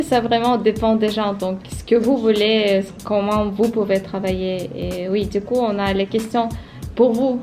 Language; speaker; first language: French; non-native, learner; Russian